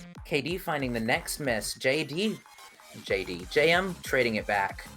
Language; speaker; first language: English; native; English